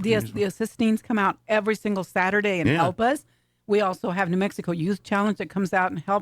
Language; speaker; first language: English; native; English